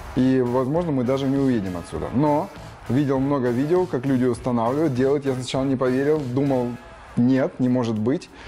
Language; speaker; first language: Russian; native; Russian